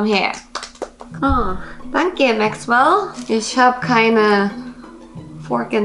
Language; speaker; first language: German; non-native, learner; Korean